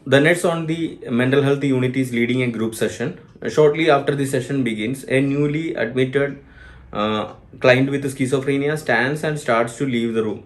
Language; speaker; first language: English; non-native, local second language; Malayalam